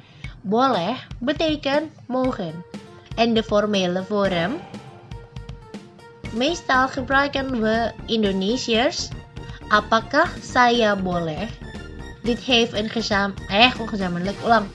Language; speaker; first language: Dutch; non-native, fluent; Indonesian